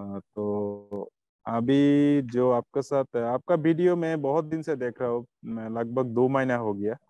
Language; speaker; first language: Hindi; non-native, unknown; Bangla